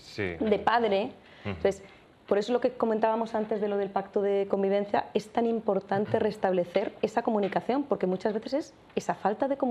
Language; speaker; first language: Spanish; native; Spanish